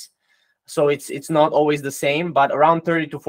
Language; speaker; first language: English; non-native, fluent; Croatian